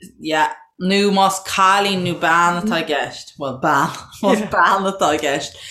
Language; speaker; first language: Irish; native; Irish